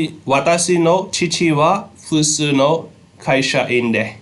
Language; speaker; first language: Japanese; non-native, fluent; Khmer